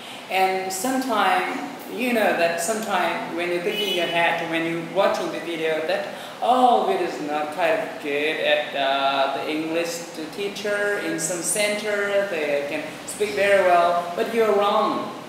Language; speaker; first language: English; non-native, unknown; Vietnamese